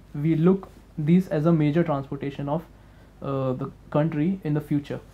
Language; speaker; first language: English; non-native, local second language; Hindi